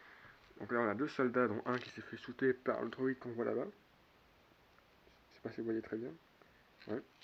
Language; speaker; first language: French; native; French